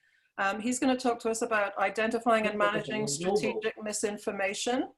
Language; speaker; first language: English; native; English